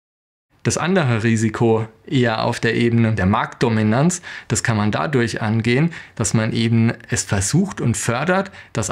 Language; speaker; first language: German; native; German